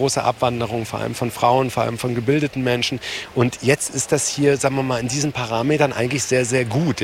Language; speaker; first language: German; native; German